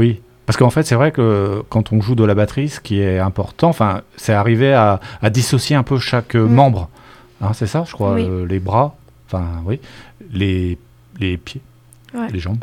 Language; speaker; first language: French; native; French